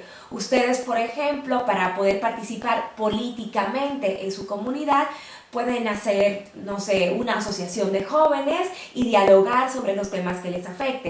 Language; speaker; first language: Spanish; native; Spanish